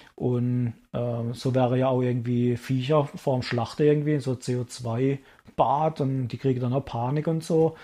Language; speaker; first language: German; early bilingual, other home language; Italian